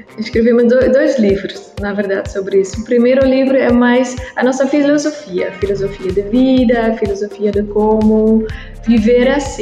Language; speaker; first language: Portuguese; non-native, learner; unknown